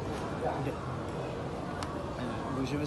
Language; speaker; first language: French; non-native, learner; Indonesian